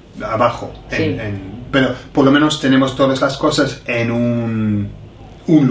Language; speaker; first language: Spanish; non-native, fluent; English